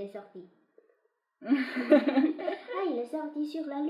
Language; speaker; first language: French; non-native, fluent; Chinese